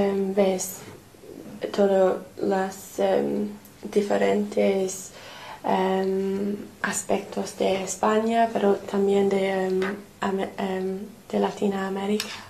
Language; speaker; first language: Spanish; non-native, fluent; English